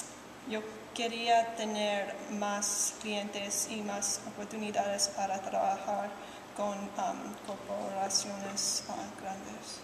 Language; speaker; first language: Spanish; non-native, learner; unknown